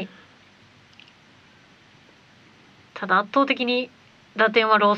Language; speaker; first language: Japanese; native; Japanese